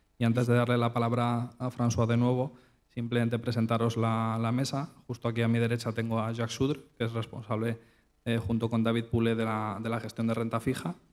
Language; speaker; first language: Spanish; native; Spanish